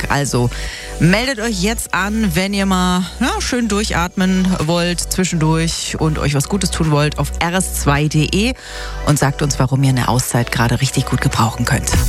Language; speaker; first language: German; native; German